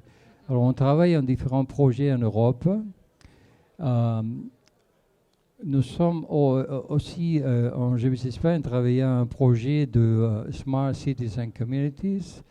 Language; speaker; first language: French; non-native, fluent; Spanish